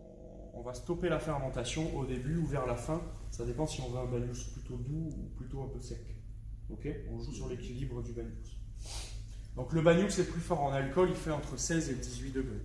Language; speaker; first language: French; native; French